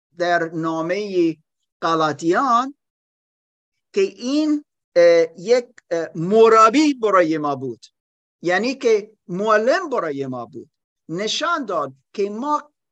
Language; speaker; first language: Persian; non-native, learner; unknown